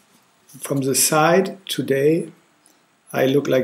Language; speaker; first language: English; non-native, learner; German